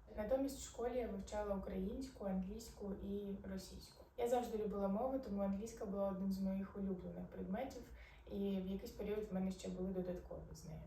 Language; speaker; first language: Ukrainian; non-native, local second language; Arabic